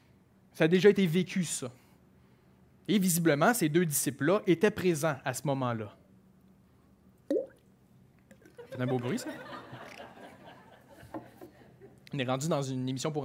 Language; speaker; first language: French; native; French